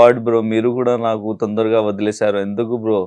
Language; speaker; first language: Telugu; non-native, learner; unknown